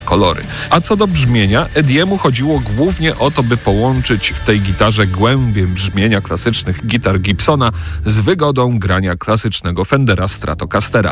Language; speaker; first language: Polish; native; Polish